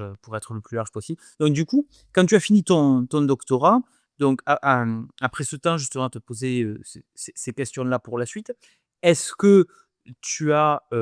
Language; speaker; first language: French; native; French